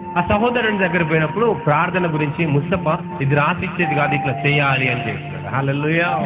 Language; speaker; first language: Telugu; non-native, local second language; Urdu